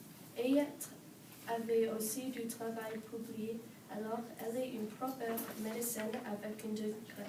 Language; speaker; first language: French; non-native, learner; English